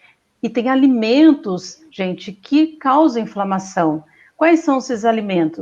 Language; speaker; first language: Portuguese; native; Portuguese